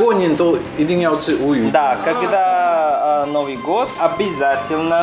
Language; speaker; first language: Russian; non-native, fluent; Chinese